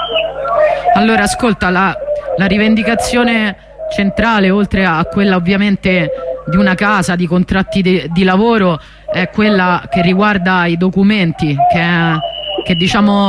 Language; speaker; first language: Italian; native; Italian